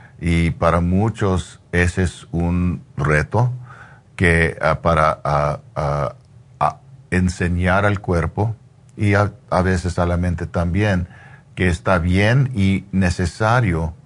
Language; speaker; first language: Spanish; non-native, learner; English